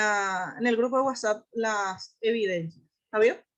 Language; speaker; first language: Spanish; native; Spanish